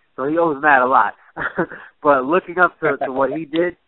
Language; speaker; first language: English; native; English